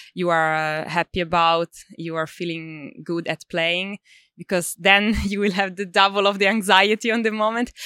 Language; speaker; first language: English; non-native, fluent; Italian